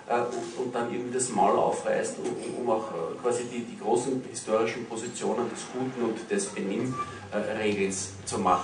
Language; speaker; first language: German; native; German